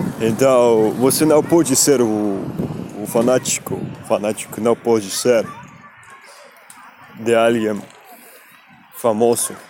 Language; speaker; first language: Portuguese; non-native, learner; Spanish